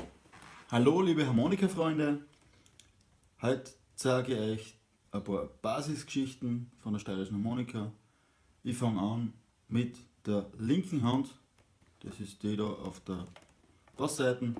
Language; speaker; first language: German; native; German